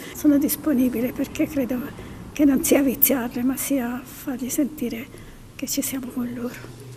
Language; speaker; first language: Italian; native; Italian